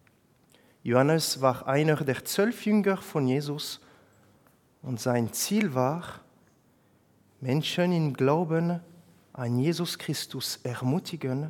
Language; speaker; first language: German; non-native, fluent; French